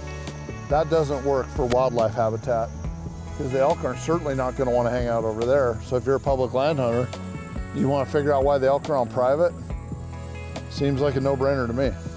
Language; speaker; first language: English; native; English